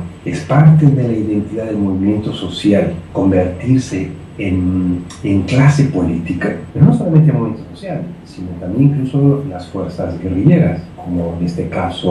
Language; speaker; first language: Spanish; native; Spanish